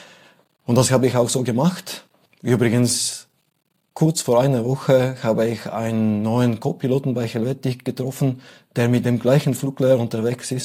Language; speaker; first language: German; non-native, fluent; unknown